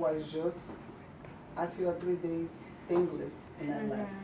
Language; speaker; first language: English; non-native, learner; Portuguese